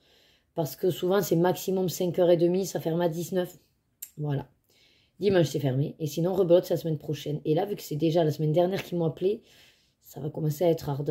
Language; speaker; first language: French; native; French